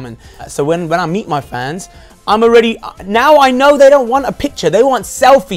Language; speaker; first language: English; native; English